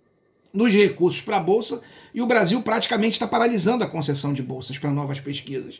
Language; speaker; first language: Portuguese; native; Portuguese